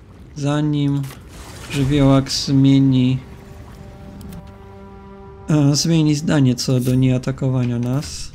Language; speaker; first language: Polish; native; Polish